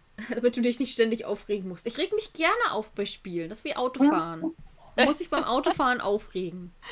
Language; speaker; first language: German; native; German